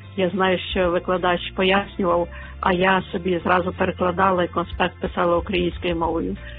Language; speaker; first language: Ukrainian; native; Ukrainian